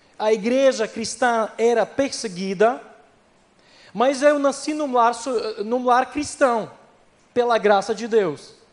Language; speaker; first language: Portuguese; non-native, fluent; Ukrainian